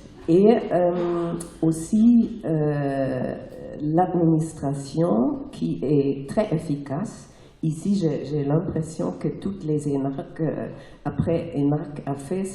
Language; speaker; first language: French; non-native, fluent; German